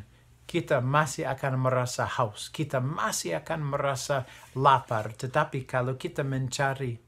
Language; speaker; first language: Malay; non-native, fluent; English